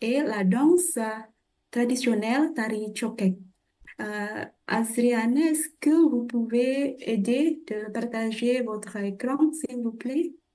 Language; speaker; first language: French; non-native, fluent; Indonesian